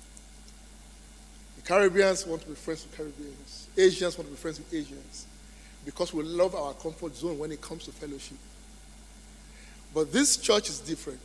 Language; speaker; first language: English; non-native, local second language; Yoruba